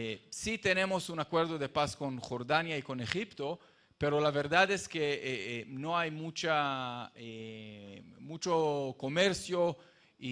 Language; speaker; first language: Spanish; non-native, fluent; Hebrew